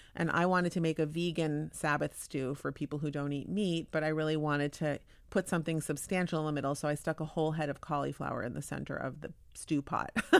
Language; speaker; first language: English; native; English